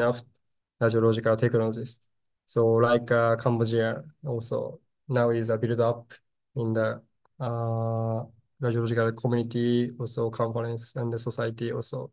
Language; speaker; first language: English; non-native, learner; Khmer